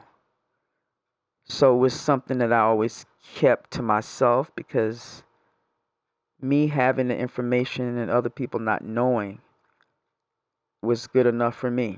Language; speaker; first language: English; native; English